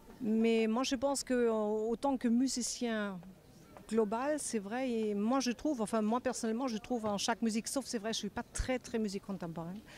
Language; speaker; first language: French; non-native, fluent; German